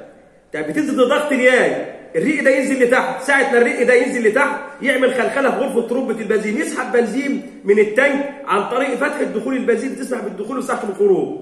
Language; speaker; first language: Arabic; native; Arabic